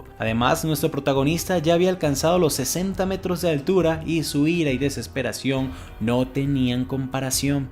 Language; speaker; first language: Spanish; native; Spanish